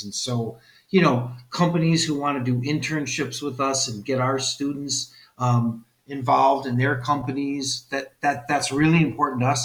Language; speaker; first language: English; native; English